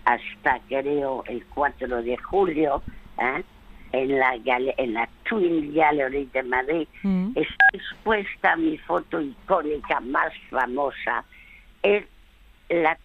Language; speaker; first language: Spanish; early bilingual, other home language; French